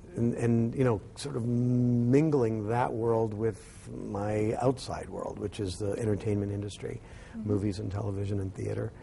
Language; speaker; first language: English; native; English